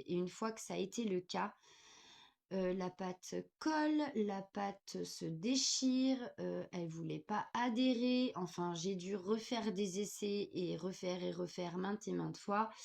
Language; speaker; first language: French; native; French